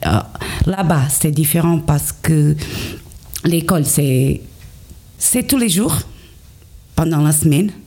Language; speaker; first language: French; non-native, learner; Portuguese